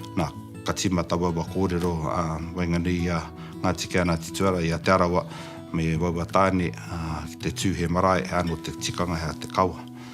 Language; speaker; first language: Māori; native; Māori